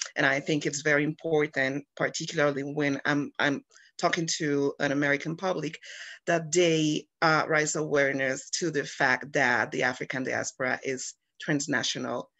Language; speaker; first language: English; non-native, fluent; Spanish